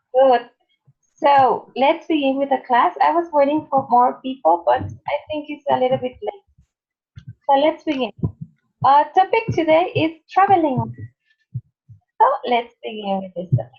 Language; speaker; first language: English; non-native, fluent; Spanish